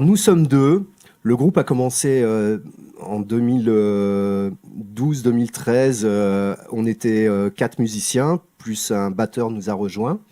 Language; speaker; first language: French; native; French